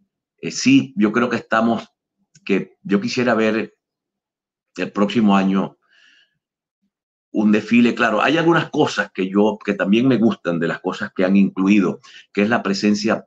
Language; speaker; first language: Spanish; native; Spanish